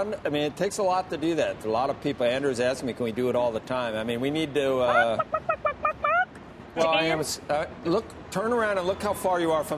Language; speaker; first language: English; native; English